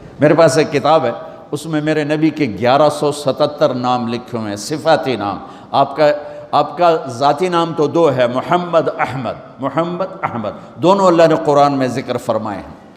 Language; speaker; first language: Urdu; non-native, local second language; Punjabi